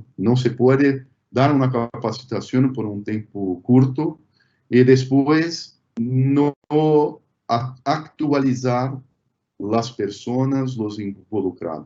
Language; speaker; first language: Spanish; non-native, fluent; Portuguese